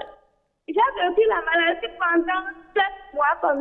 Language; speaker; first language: French; non-native, learner; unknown